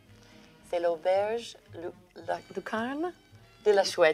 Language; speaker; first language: French; non-native, learner; English